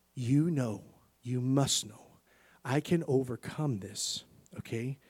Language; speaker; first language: English; native; English